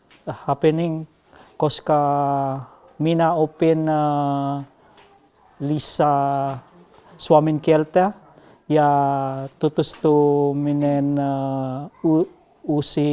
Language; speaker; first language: Finnish; non-native, learner; Filipino